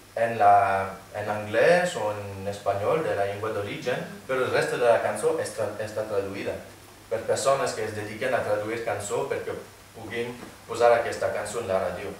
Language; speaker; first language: Catalan; non-native, fluent; French